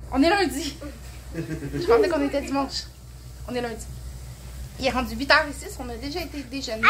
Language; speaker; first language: French; native; French